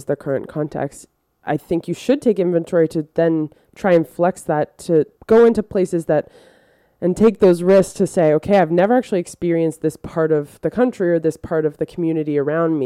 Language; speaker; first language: English; native; English